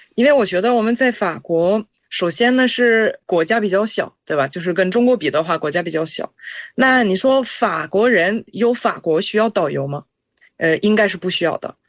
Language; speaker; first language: Chinese; non-native, fluent; French